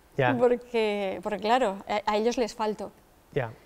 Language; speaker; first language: Spanish; native; Spanish